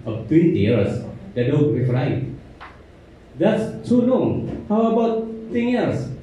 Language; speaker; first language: English; non-native, local second language; Filipino